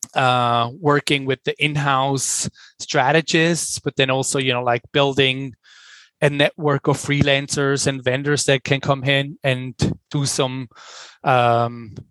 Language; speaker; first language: English; non-native, fluent; Swiss German